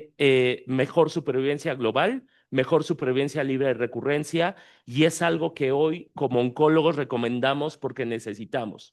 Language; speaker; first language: Spanish; native; Spanish